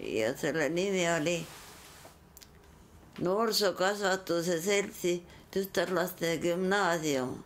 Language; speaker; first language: Estonian; non-native, local second language; Yiddish